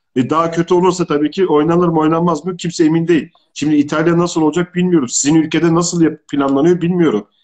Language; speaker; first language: Turkish; native; Turkish